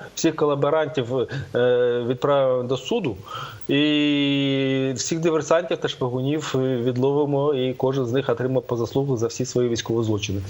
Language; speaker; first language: Ukrainian; native; Ukrainian